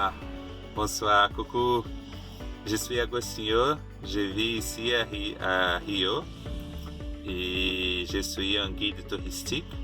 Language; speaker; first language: French; non-native, fluent; Portuguese